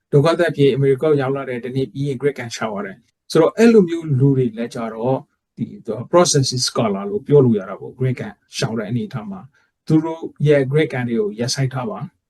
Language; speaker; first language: Burmese; native; Burmese